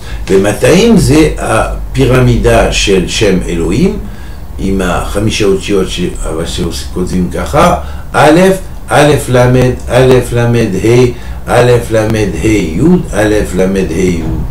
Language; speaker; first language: Hebrew; non-native, fluent; French